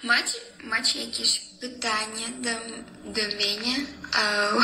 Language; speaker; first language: Polish; non-native, learner; Russian